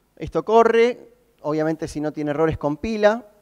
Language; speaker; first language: Spanish; native; Spanish